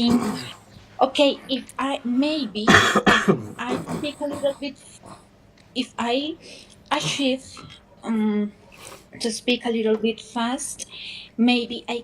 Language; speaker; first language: English; non-native, learner; Spanish